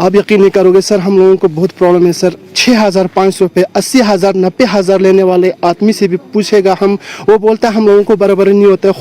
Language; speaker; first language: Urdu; non-native, local second language; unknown